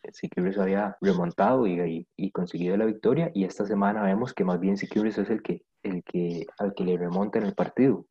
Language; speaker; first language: Spanish; native; Spanish